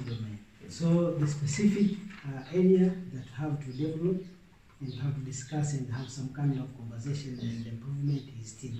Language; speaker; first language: English; non-native, local second language; Swahili